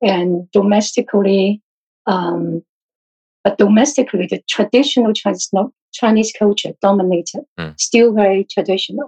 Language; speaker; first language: English; non-native, local second language; Cantonese